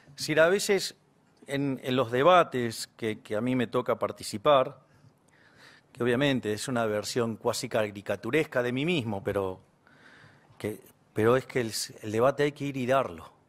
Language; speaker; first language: Spanish; native; Spanish